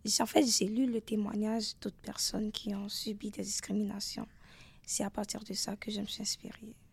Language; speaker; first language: French; non-native, local second language; Haitian Creole